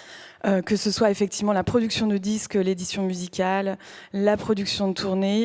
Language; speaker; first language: French; native; French